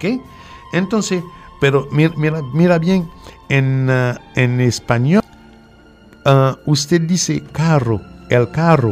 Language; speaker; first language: Spanish; non-native, fluent; French